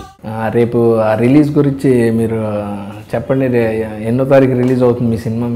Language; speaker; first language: Telugu; native; Telugu